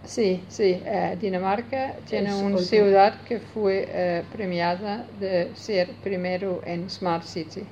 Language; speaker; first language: Spanish; non-native, learner; Danish